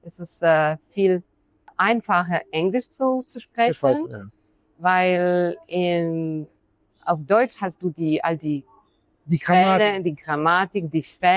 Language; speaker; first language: German; non-native, fluent; Polish